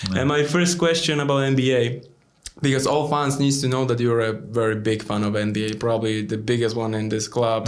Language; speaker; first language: English; non-native, learner; Polish